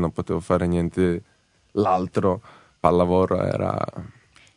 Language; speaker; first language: Italian; non-native, fluent; Serbian